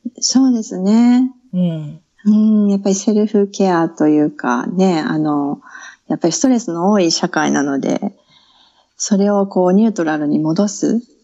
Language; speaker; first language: Japanese; native; Japanese